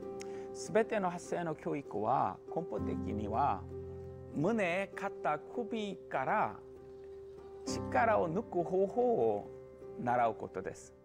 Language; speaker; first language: Japanese; non-native, learner; Korean